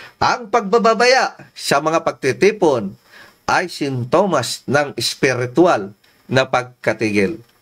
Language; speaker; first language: Filipino; non-native, local second language; Iloko